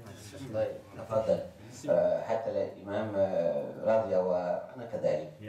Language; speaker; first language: Arabic; non-native, fluent; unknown